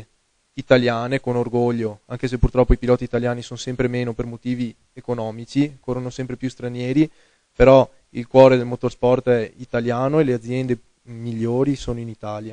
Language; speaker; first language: Italian; native; Italian